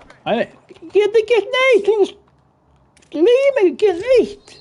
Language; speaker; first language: Icelandic; non-native, learner; Norwegian